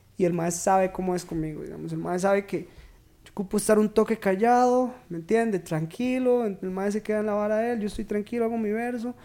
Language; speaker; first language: Spanish; native; Spanish